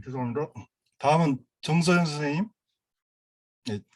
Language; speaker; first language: Korean; native; Korean